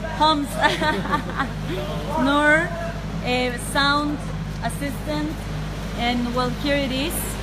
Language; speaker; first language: English; non-native, fluent; Spanish